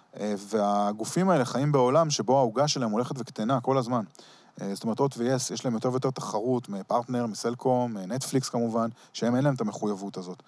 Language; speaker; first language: Hebrew; early bilingual, heritage; Hebrew